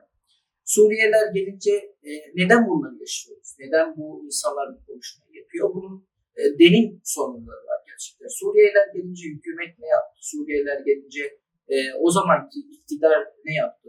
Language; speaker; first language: Turkish; early bilingual, other home language; Arabic